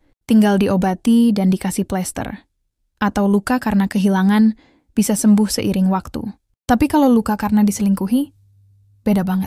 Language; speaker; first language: Indonesian; native; Indonesian